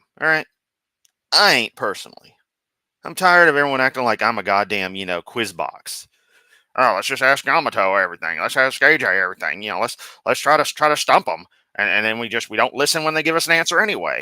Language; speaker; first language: English; native; English